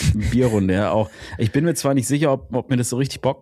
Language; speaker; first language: German; native; German